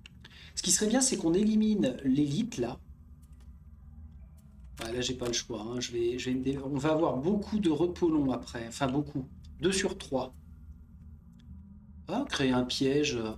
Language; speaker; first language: French; native; French